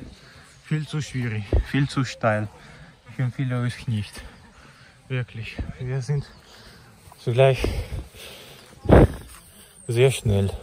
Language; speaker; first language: German; non-native, learner; Czech